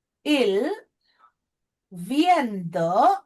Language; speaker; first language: French; non-native, fluent; Telugu